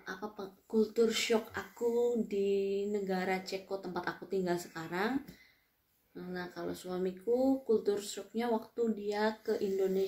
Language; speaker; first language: Indonesian; non-native, local second language; Javanese